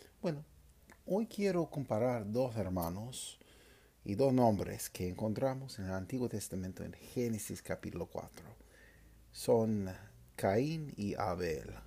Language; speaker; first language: Spanish; non-native, fluent; English